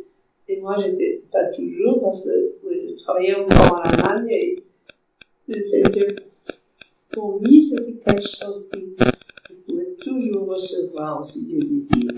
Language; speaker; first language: French; non-native, fluent; German